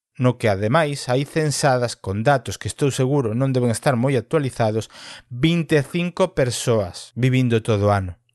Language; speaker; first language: Galician; native; Galician